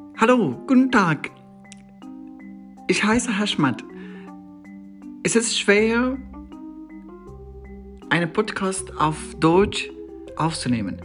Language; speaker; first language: German; non-native, learner; Persian